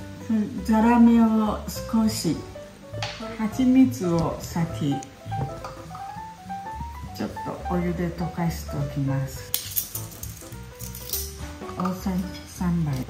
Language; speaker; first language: Japanese; early bilingual, heritage; Japanese